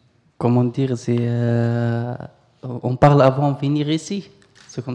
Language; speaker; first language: French; non-native, learner; Arabic